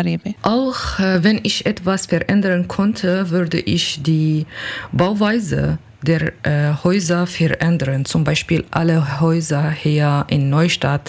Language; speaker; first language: German; non-native, learner; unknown